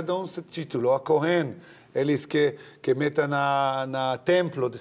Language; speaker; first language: Portuguese; non-native, learner; Hebrew